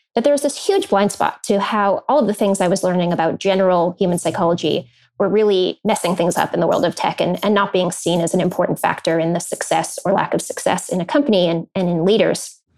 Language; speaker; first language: English; native; English